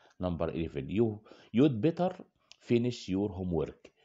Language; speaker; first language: English; non-native, fluent; Arabic